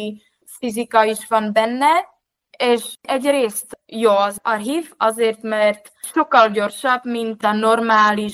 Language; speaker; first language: Hungarian; non-native, fluent; Czech